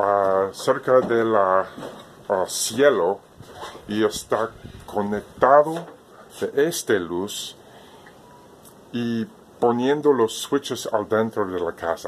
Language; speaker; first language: Spanish; non-native, learner; English